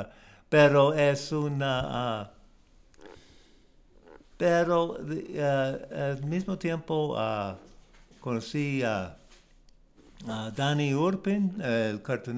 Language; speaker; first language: Spanish; non-native, learner; English